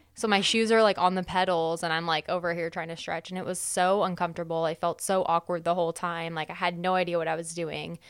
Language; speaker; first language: English; native; English